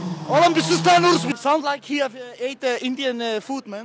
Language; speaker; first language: English; non-native, learner; Danish